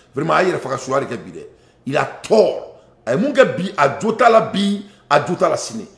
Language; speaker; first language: French; non-native, local second language; Bambara